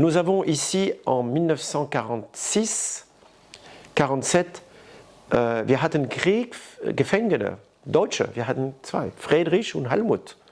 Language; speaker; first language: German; non-native, learner; French